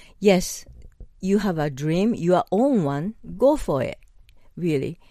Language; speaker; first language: English; non-native, learner; Japanese